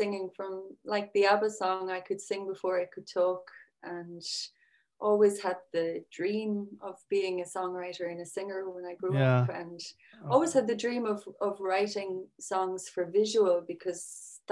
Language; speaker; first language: English; native; English